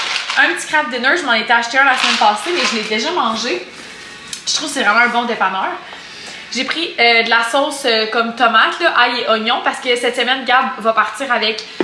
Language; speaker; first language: French; native; French